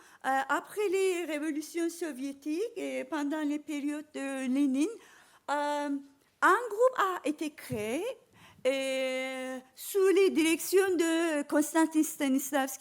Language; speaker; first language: French; non-native, learner; Turkish